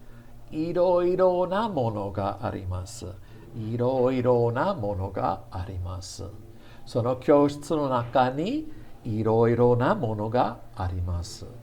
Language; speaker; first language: Japanese; non-native, fluent; English